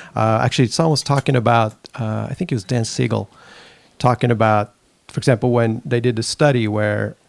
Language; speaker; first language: English; non-native, fluent; Swedish